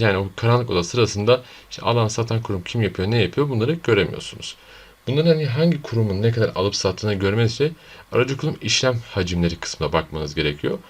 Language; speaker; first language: Turkish; native; Turkish